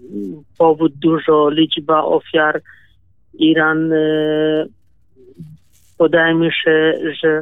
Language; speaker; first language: Polish; non-native, learner; Kurdish